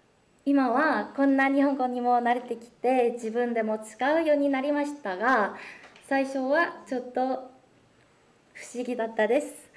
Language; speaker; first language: Japanese; non-native, fluent; Korean